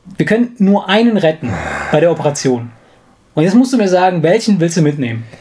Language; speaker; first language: German; non-native, fluent; Italian